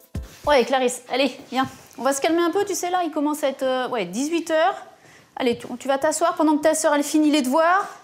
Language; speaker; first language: French; native; French